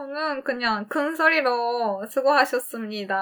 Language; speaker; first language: Korean; non-native, fluent; Japanese